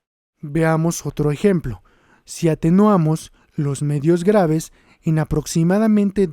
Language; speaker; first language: Spanish; native; Spanish